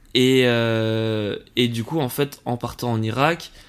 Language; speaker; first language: French; native; French